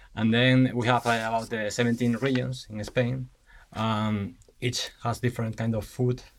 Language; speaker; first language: English; non-native, fluent; Spanish